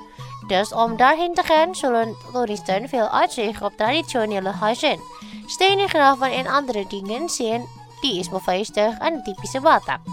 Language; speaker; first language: Dutch; non-native, fluent; Indonesian